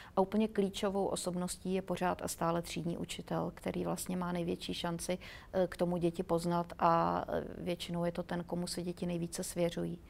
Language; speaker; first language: Czech; native; Czech